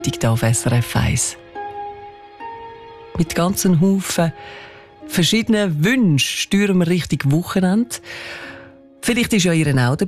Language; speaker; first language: German; native; German